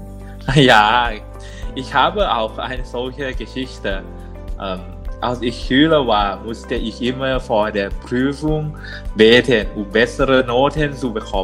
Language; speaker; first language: German; non-native, learner; Thai